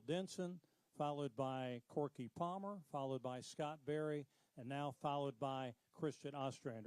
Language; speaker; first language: English; native; English